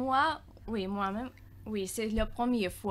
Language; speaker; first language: French; non-native, learner; Russian